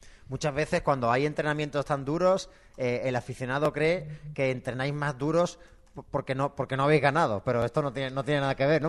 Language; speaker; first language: Spanish; native; Spanish